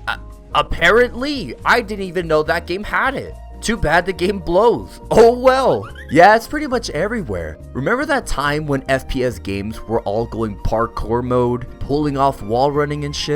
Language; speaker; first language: English; native; English